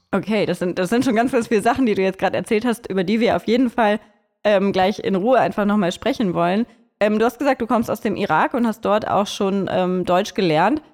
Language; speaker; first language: German; native; German